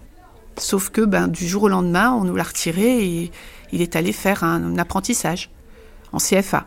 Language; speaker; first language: French; native; French